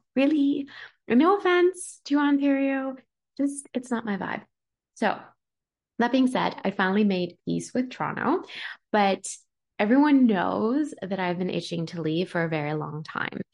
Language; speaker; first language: English; early bilingual, other home language; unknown